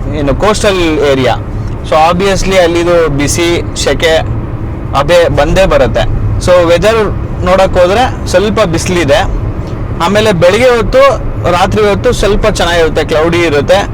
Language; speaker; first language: Kannada; native; Kannada